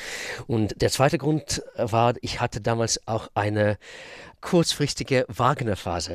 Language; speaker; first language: German; non-native, fluent; Russian